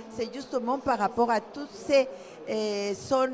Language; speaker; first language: French; non-native, fluent; Spanish